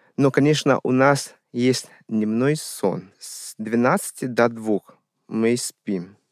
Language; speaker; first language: Russian; non-native, fluent; Chinese